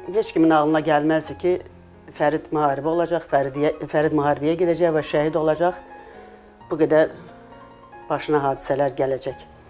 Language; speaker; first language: Azerbaijani; non-native, local second language; Lezghian